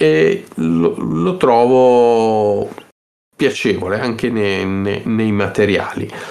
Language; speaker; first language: Italian; native; Italian